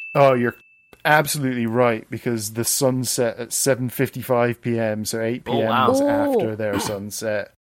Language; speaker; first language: English; native; English